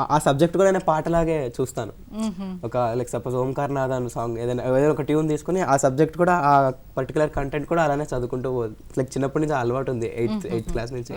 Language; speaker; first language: Telugu; non-native, local second language; Kannada